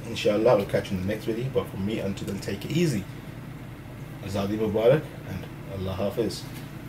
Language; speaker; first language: English; early bilingual, other home language; Hindi